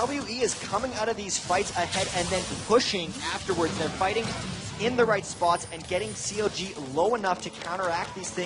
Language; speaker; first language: English; native; English